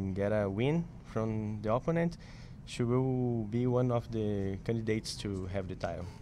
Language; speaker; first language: English; non-native, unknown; Portuguese